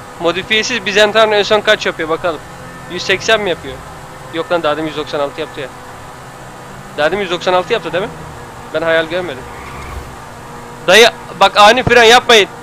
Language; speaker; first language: Turkish; native; Turkish